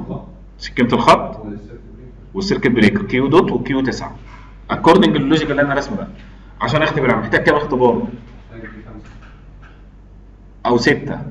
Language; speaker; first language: Arabic; native; Arabic